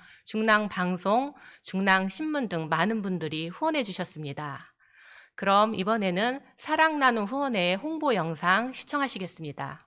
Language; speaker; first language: Korean; native; Korean